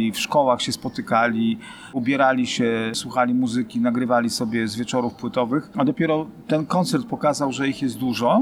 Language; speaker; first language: Polish; native; Polish